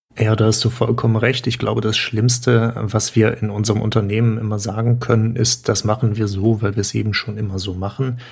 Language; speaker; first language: German; native; German